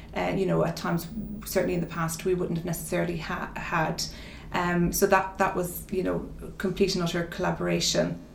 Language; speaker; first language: English; native; English